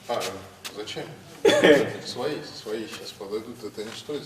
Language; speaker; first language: Russian; non-native, local second language; Kyrgyz